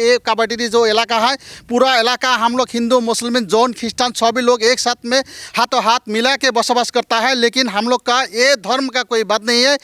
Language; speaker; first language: Hindi; non-native, local second language; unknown